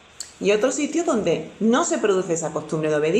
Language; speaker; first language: Spanish; native; Spanish